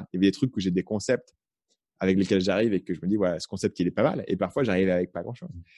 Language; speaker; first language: French; native; French